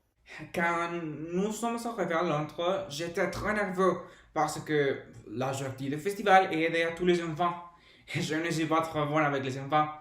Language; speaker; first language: French; non-native, learner; Spanish